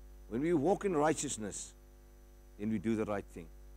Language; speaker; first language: English; non-native, local second language; Afrikaans